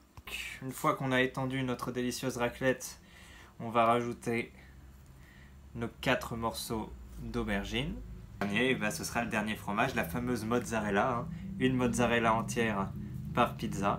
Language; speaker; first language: French; native; French